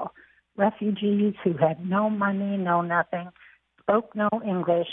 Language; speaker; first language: English; native; English